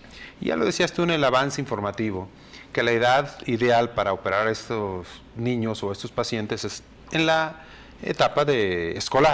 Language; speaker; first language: Spanish; native; Spanish